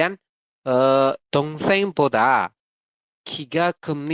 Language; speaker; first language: Korean; non-native, fluent; Indonesian